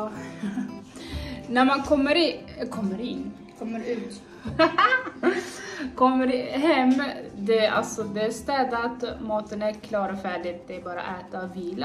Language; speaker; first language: Swedish; non-native, fluent; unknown